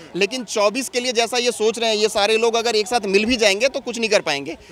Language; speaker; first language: Hindi; native; Hindi